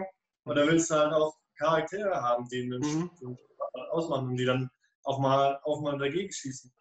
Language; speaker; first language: German; native; German